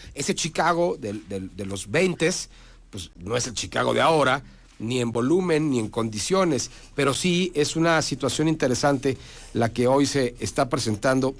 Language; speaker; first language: Spanish; native; Spanish